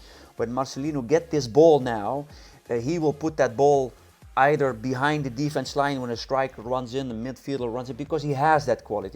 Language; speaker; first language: English; non-native, fluent; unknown